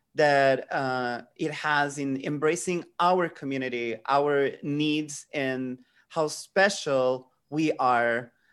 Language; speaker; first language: English; non-native, fluent; Portuguese